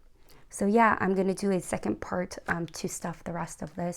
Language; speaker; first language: English; native; English